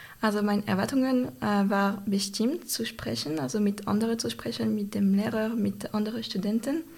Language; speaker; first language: German; non-native, learner; French